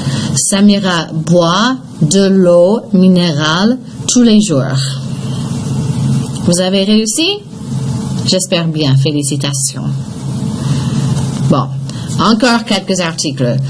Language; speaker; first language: French; non-native, fluent; English